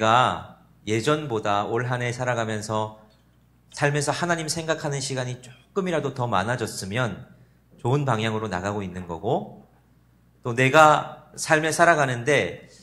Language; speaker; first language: Korean; native; Korean